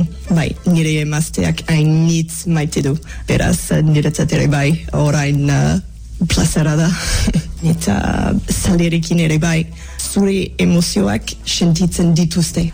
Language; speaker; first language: Basque; non-native, fluent; English